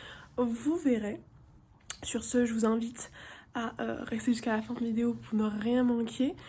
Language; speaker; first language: French; native; French